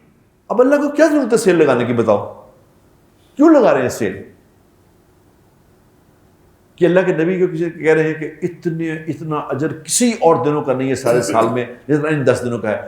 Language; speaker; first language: Urdu; native; Urdu